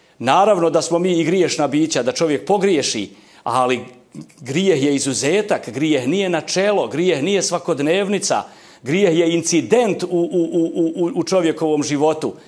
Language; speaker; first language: Croatian; native; Croatian